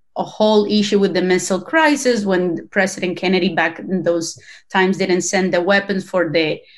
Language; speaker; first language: English; non-native, fluent; Spanish